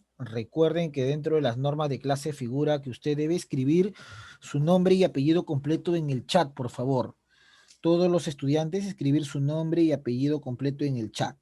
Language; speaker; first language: Spanish; native; Spanish